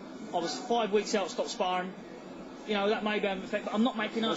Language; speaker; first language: English; native; English